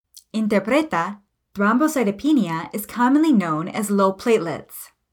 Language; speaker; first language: English; native; English